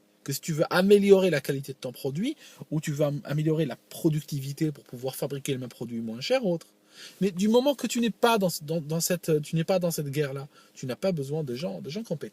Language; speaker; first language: French; non-native, local second language; Arabic